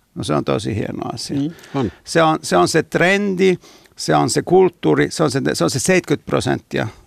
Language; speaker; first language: Finnish; non-native, fluent; Italian